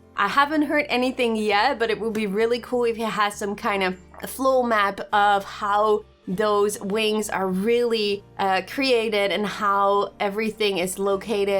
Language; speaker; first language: English; non-native, fluent; Dutch